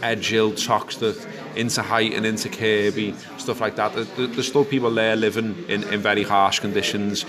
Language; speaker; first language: English; native; English